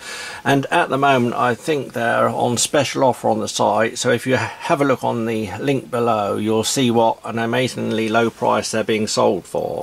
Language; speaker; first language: English; native; English